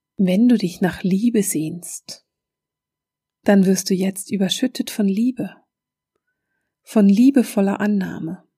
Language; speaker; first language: German; native; German